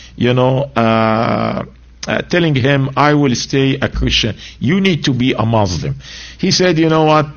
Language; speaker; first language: English; non-native, fluent; Arabic